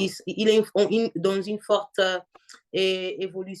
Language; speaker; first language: French; non-native, fluent; Portuguese